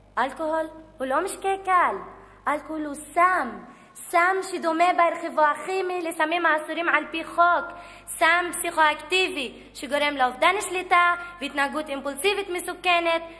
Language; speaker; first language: Hebrew; non-native, local second language; Arabic